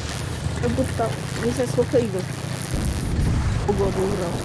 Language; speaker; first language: Russian; native; Russian